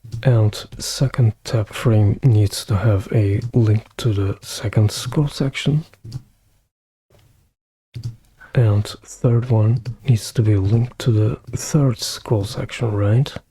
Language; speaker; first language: English; non-native, fluent; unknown